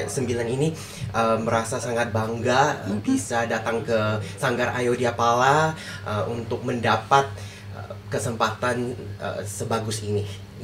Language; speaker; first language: Indonesian; non-native, fluent; English